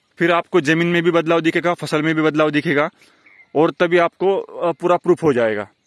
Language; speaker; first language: Hindi; non-native, local second language; Marathi